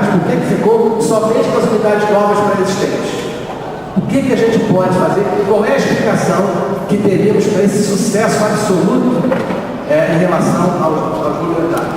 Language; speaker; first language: Portuguese; native; Portuguese